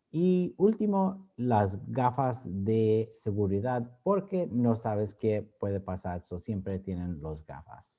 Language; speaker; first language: Spanish; early bilingual, other home language; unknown